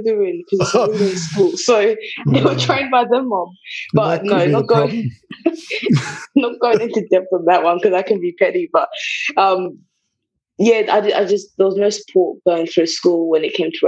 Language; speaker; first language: English; early bilingual, other home language; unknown